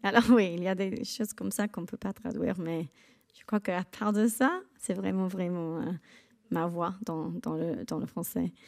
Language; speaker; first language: French; non-native, learner; English